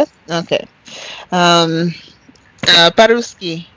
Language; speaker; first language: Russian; non-native, learner; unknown